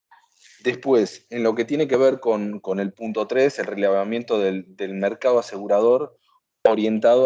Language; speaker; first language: Spanish; native; Spanish